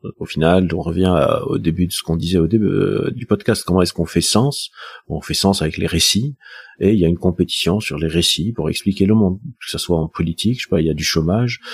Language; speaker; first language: French; non-native, local second language; Arabic